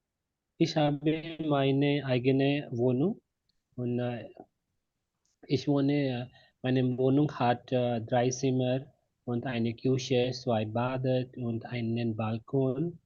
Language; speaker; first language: German; non-native, learner; Hindi